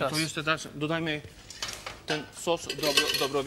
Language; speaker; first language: Polish; non-native, fluent; French